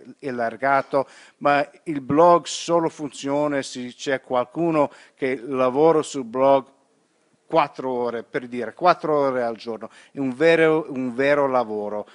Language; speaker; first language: Italian; non-native, learner; English